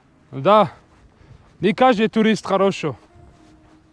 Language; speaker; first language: Russian; non-native, learner; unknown